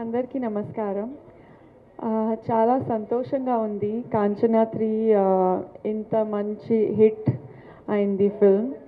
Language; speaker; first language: Telugu; non-native, local second language; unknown